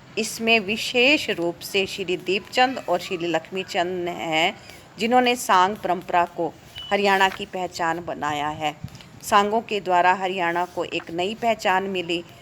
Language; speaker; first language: Hindi; native; Hindi